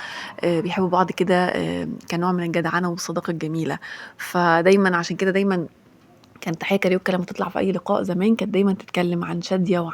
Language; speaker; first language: Arabic; native; Arabic